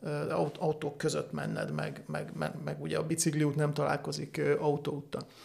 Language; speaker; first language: Hungarian; native; Hungarian